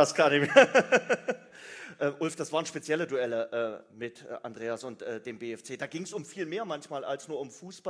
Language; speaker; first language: German; native; German